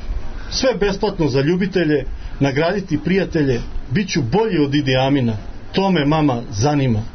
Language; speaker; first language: Serbian; native; Serbian